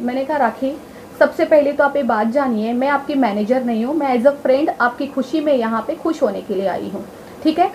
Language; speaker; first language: Hindi; non-native, local second language; Marathi